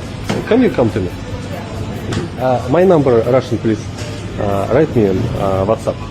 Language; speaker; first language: English; non-native, learner; Russian